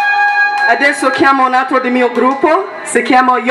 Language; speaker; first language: Italian; non-native, fluent; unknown